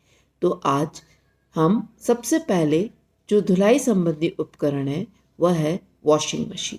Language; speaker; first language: Hindi; native; Hindi